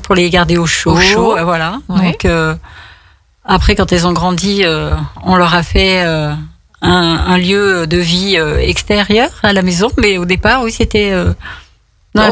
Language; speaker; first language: French; native; French